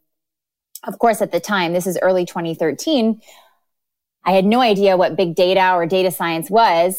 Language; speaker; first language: English; native; English